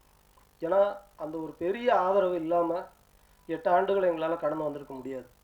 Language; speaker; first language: Tamil; native; Tamil